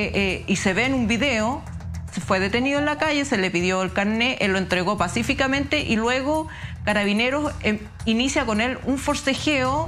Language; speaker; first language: Spanish; native; Spanish